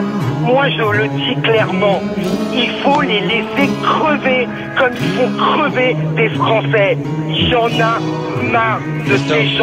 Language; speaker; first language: French; native; French